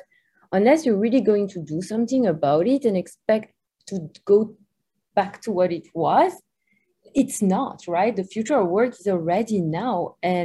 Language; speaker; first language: English; non-native, fluent; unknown